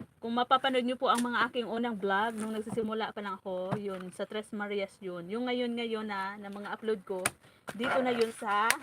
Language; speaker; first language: Filipino; non-native, local second language; Bikol